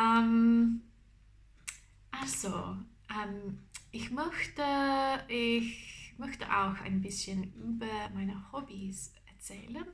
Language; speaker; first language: German; non-native, learner; English